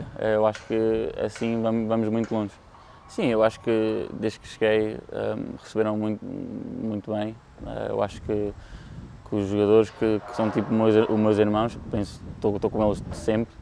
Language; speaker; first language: Portuguese; early bilingual, heritage; English